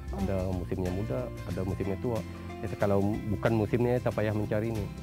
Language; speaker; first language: Malay; native; Malay